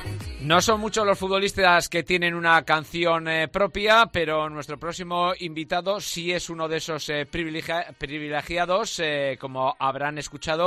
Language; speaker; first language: Spanish; native; Spanish